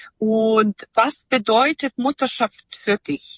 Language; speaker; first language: German; non-native, fluent; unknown